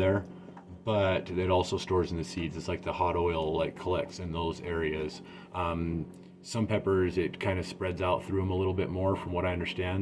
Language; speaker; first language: English; native; English